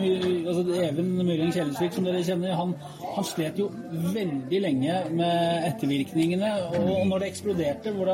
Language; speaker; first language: Norwegian; native; Norwegian